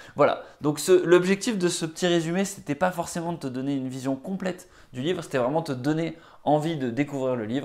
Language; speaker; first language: French; native; French